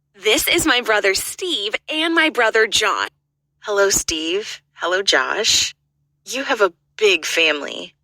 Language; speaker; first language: English; non-native, learner; Turkish